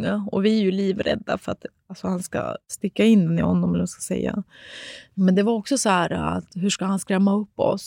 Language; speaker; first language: Swedish; native; Swedish